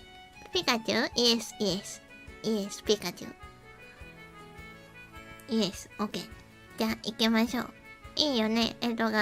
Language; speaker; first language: Japanese; native; Japanese